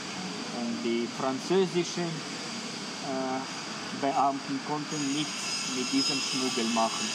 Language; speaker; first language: German; non-native, fluent; Ukrainian